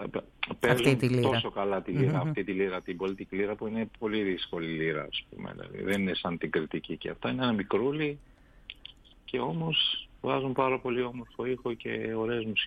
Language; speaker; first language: Greek; non-native, fluent; Armenian